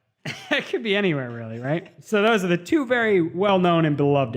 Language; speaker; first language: English; native; English